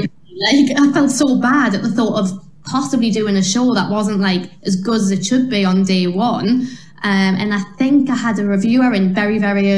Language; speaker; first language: English; native; English